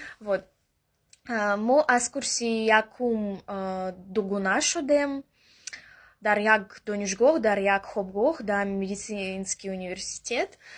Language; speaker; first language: Tajik; non-native, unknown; Russian